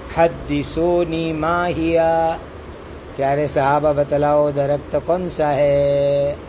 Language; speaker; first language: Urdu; non-native, local second language; Gujarati